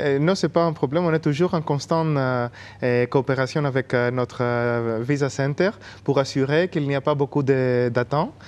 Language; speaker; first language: French; non-native, fluent; Greek